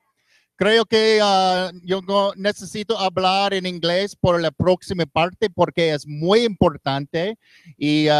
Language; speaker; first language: Spanish; non-native, learner; English